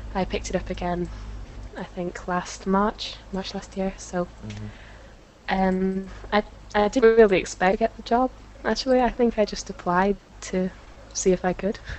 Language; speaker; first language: English; native; English